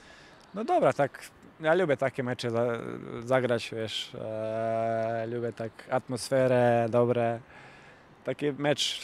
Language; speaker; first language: Polish; non-native, fluent; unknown